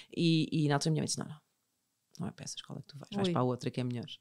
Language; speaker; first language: Portuguese; native; Portuguese